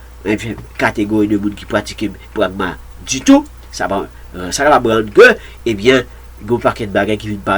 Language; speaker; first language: French; non-native, local second language; Haitian Creole